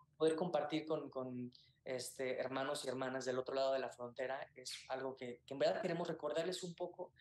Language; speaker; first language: Spanish; native; Spanish